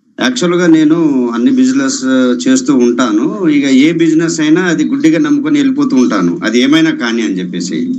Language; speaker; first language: Telugu; non-native, local second language; Lambadi